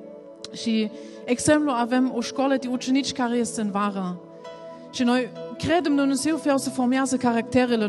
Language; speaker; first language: Romanian; non-native, learner; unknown